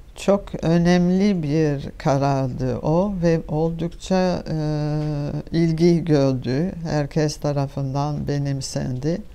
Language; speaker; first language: Turkish; non-native, fluent; French